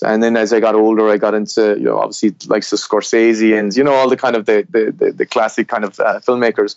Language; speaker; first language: English; native; English